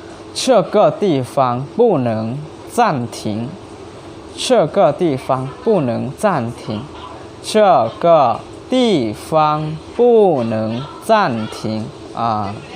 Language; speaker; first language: Chinese; non-native, learner; Hmong